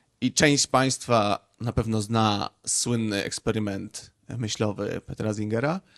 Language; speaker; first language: Polish; native; Polish